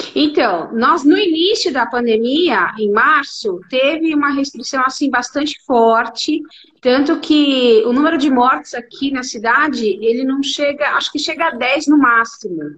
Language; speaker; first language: Portuguese; native; Portuguese